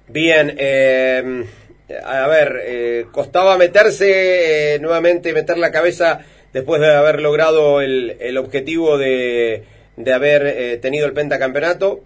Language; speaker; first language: Spanish; native; Spanish